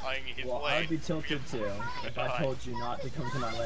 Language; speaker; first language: English; native; English